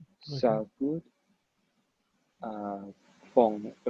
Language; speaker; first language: French; non-native, learner; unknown